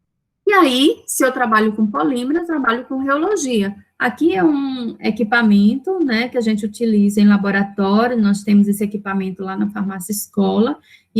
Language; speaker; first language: Portuguese; native; Portuguese